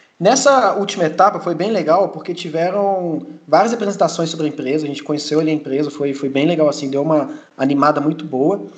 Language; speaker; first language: Portuguese; early bilingual, heritage; Portuguese